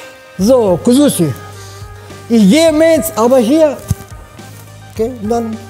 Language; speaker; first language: German; non-native, fluent; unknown